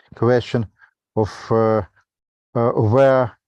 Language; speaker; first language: English; non-native, fluent; Russian